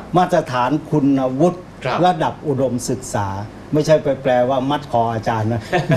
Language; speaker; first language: Thai; native; Thai